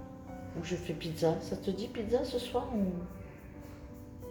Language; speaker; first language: French; native; French